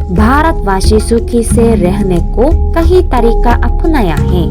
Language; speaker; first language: Hindi; non-native, fluent; Korean